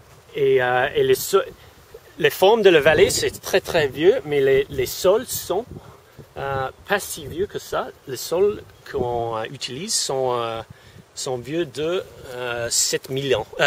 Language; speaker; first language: French; non-native, fluent; English